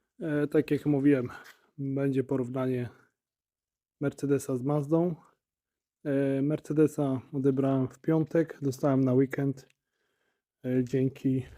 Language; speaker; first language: Polish; native; Polish